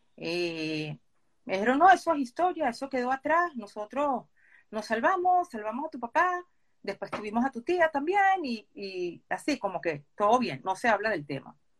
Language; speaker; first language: Spanish; early bilingual, other home language; Hebrew